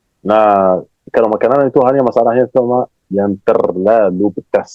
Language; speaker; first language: Indonesian; non-native, fluent; Arabic